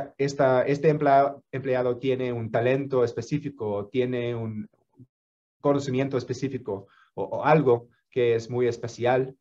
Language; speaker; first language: Spanish; non-native, fluent; English